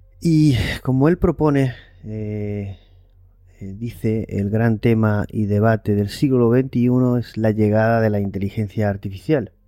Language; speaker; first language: Spanish; native; Spanish